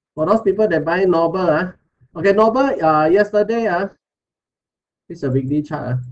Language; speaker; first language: English; non-native, local second language; Chinese